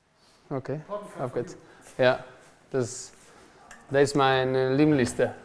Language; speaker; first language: German; non-native, learner; Spanish